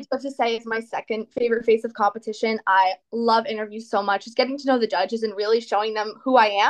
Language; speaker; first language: English; native; English